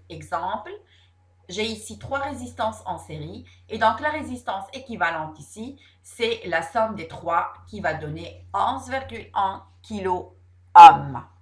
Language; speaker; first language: French; non-native, local second language; Arabic